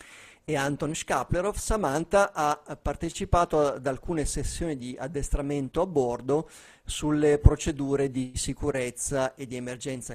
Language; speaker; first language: Italian; native; Italian